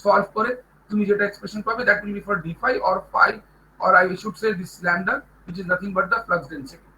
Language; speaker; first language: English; non-native, local second language; Bangla